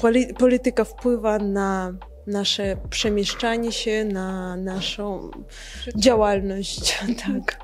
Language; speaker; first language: Polish; non-native, fluent; Belarusian